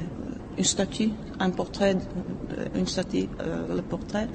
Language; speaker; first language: French; non-native, fluent; Czech